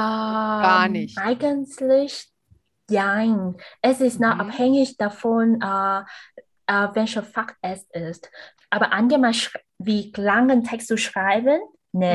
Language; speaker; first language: German; non-native, learner; Vietnamese